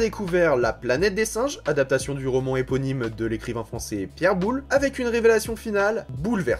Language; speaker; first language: French; native; French